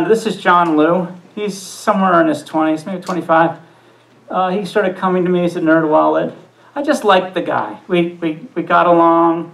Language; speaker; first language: English; native; English